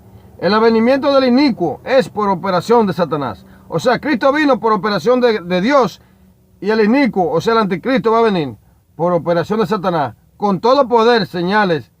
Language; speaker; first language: Spanish; native; Spanish